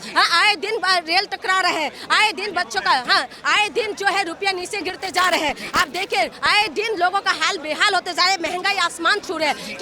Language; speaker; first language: Hindi; non-native, local second language; Assamese